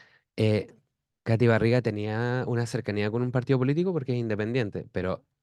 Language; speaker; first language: Spanish; native; Spanish